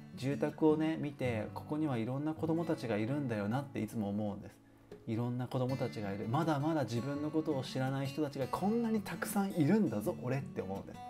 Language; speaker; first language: Japanese; native; Japanese